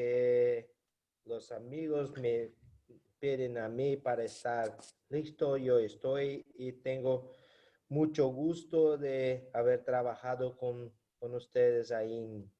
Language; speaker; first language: Spanish; non-native, fluent; Portuguese